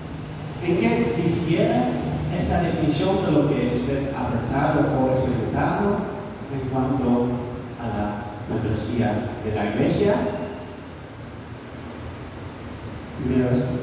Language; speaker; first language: Spanish; non-native, fluent; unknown